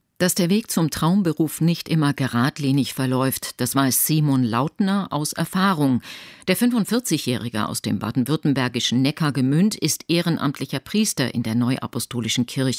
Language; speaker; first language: German; native; German